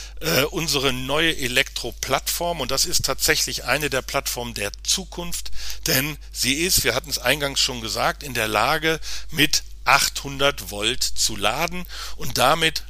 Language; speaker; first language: German; native; German